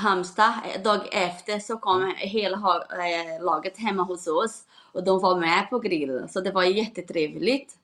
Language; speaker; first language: Swedish; non-native, learner; Portuguese